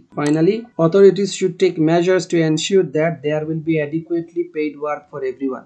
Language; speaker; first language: English; non-native, local second language; Bangla